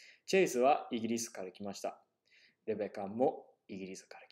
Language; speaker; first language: Japanese; non-native, fluent; English